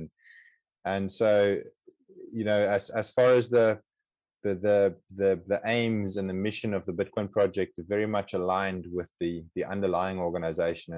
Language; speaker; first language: English; non-native, local second language; Afrikaans